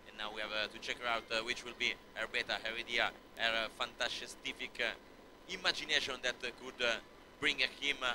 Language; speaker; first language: English; non-native, fluent; Italian